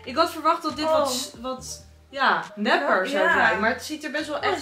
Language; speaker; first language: Dutch; native; Dutch